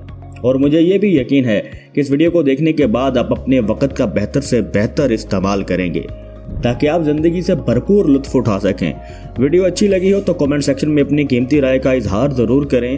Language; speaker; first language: Urdu; native; Urdu